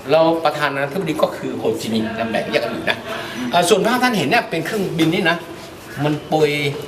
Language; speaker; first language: Thai; non-native, fluent; Vietnamese